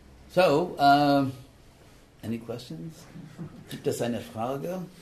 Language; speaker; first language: German; non-native, learner; English